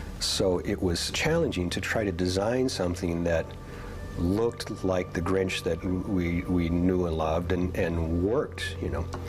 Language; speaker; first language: English; native; English